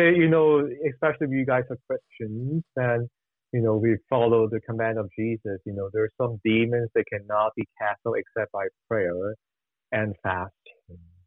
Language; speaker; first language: English; non-native, local second language; Cantonese